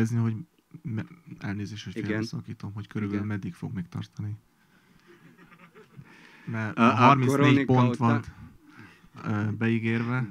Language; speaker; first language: Hungarian; non-native, fluent; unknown